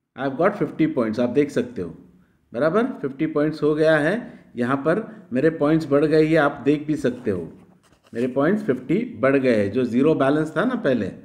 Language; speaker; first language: Hindi; non-native, local second language; Marathi